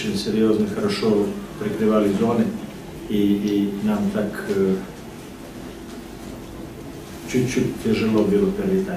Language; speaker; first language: Russian; non-native, fluent; Serbian